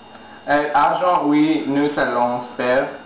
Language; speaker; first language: French; non-native, learner; English